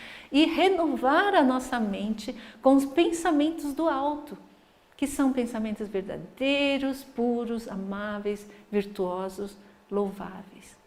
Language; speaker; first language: Portuguese; native; Portuguese